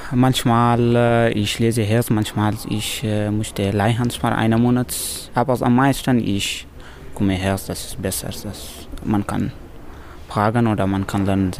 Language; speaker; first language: German; non-native, learner; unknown